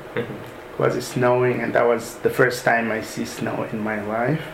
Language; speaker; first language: English; non-native, fluent; Arabic